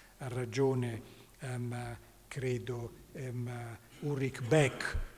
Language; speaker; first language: Italian; native; Italian